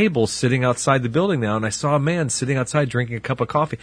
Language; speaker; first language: English; native; English